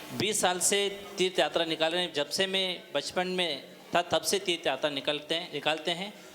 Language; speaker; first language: Hindi; non-native, local second language; Kannada